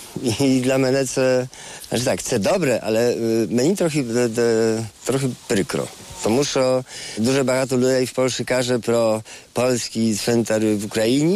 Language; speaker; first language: Ukrainian; non-native, fluent; Polish